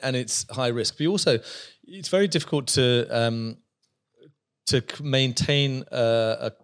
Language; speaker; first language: English; native; English